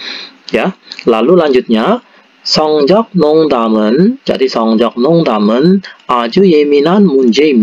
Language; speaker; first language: Korean; non-native, learner; Indonesian